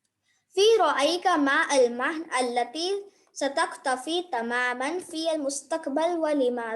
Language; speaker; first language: Arabic; non-native, learner; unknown